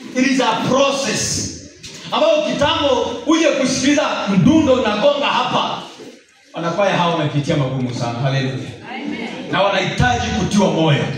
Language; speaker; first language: Swahili; non-native, local second language; Gusii